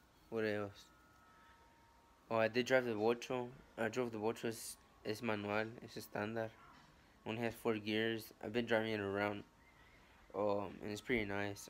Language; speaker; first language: English; early bilingual, other home language; Spanish